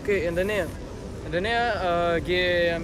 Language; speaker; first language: German; non-native, learner; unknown